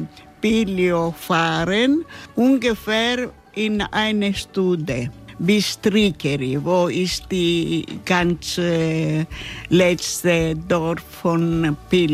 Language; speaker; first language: German; non-native, learner; Greek